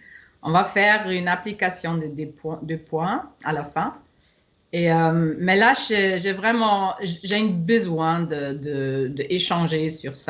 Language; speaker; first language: French; non-native, fluent; German